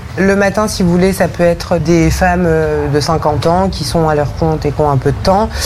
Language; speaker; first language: French; native; French